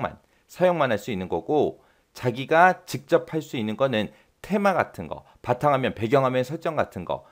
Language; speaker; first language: Korean; native; Korean